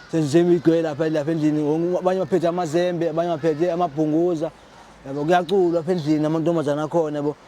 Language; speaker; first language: Zulu; non-native, local second language; Xhosa